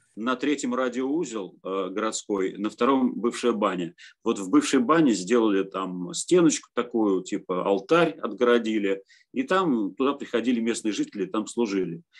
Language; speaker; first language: Russian; native; Russian